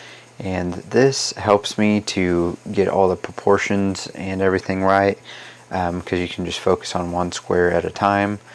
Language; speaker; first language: English; native; English